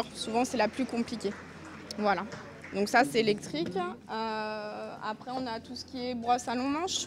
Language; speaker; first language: French; native; French